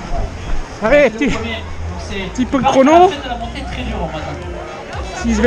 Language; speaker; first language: French; native; French